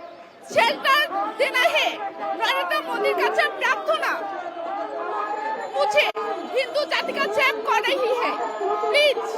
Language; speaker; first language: Hindi; non-native, learner; Bangla